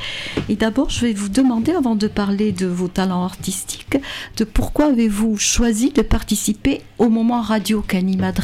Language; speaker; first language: French; native; French